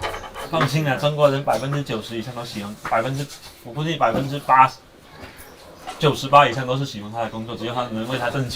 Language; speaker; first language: Chinese; native; Chinese